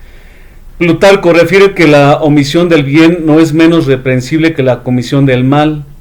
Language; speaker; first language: Spanish; native; Spanish